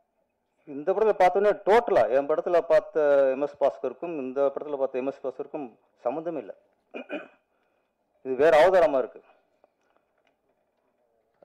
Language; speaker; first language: Tamil; native; Tamil